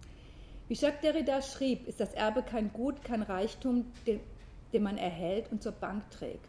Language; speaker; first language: German; native; German